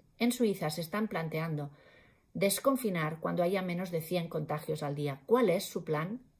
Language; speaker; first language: Spanish; non-native, local second language; Catalan